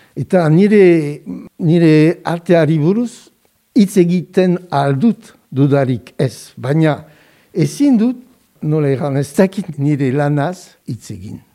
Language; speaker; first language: Basque; non-native, local second language; French